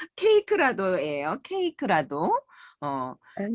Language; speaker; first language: Korean; native; Korean